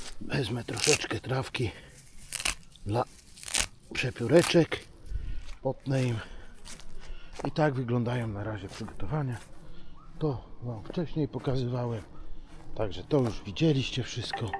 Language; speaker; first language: Polish; native; Polish